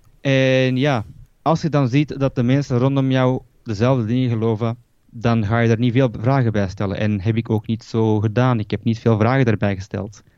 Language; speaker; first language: Dutch; early bilingual, other home language; Turkish